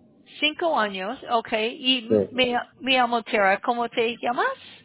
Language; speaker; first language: Spanish; non-native, learner; English